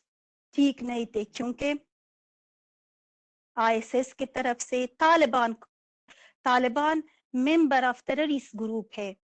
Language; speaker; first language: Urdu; non-native, fluent; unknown